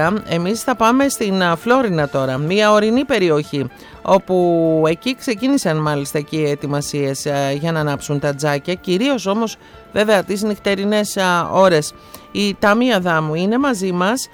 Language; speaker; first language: Greek; native; Greek